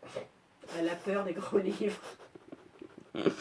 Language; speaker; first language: French; native; French